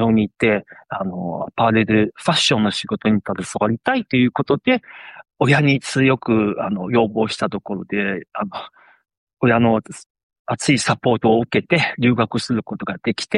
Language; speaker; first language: Japanese; non-native, fluent; Chinese